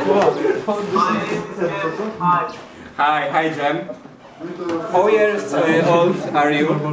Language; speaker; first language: English; non-native, learner; Polish